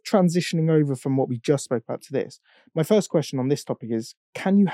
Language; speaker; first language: English; native; English